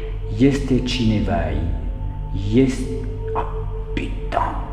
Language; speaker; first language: Romanian; non-native, learner; French